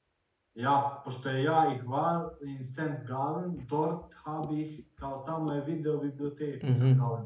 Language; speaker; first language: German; non-native, learner; Croatian